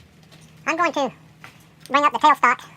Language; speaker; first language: English; native; English